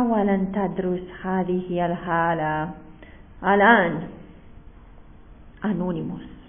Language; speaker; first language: Arabic; non-native, learner; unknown